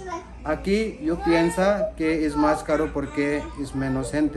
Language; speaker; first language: Spanish; non-native, learner; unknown